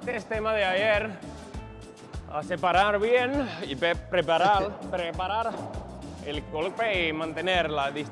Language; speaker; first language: Spanish; non-native, learner; Finnish